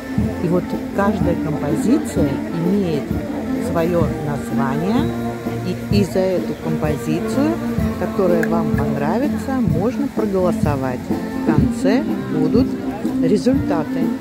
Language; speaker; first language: Russian; native; Russian